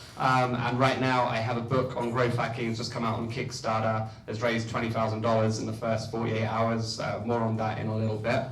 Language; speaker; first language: English; native; English